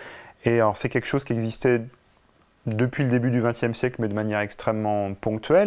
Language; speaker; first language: French; native; French